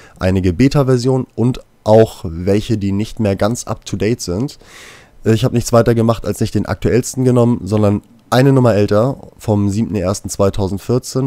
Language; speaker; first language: German; native; German